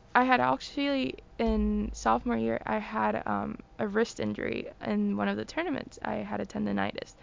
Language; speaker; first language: English; early bilingual, other home language; Spanish